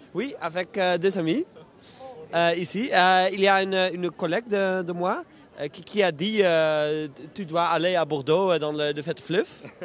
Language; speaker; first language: French; non-native, learner; Dutch